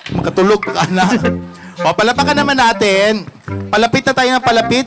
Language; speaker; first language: Filipino; non-native, local second language; Cebuano